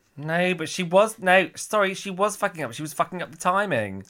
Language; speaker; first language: English; native; English